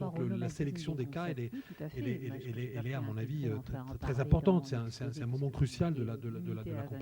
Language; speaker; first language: French; native; French